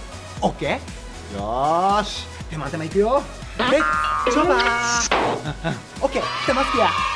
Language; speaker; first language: Indonesian; non-native, learner; Japanese